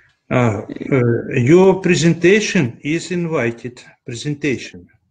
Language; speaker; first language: English; non-native, learner; Russian